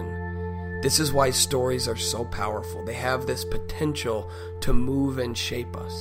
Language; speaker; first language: English; native; English